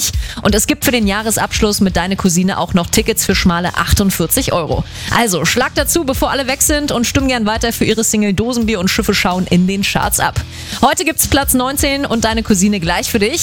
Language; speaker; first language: German; native; German